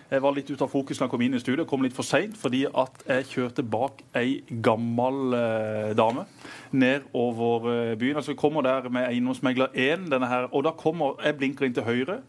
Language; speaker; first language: Norwegian; native; Norwegian